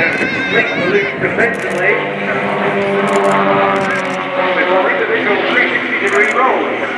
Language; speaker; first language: English; native; English